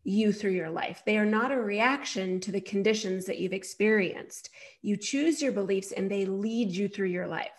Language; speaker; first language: English; native; English